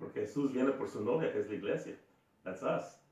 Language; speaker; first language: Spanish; early bilingual, heritage; Spanish